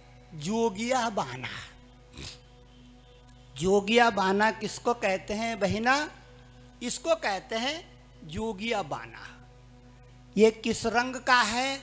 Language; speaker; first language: Hindi; native; Hindi